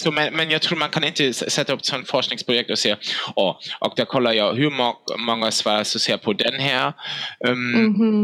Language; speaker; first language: Swedish; non-native, fluent; German